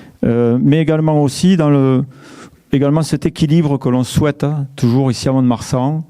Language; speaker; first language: French; native; French